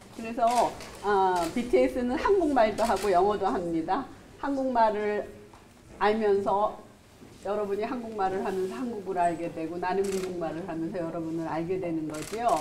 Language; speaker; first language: Korean; native; Korean